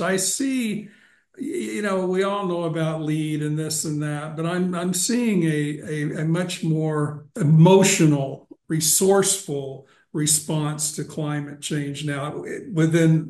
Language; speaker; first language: English; native; English